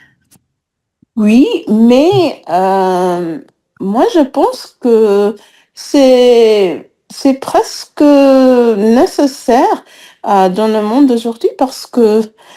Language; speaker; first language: French; non-native, fluent; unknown